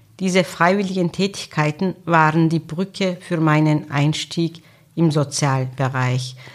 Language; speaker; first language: German; non-native, fluent; Turkish